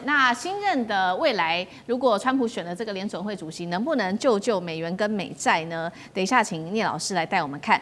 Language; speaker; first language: Chinese; native; Chinese